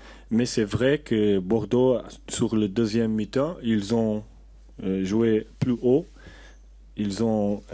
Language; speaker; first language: French; non-native, learner; Portuguese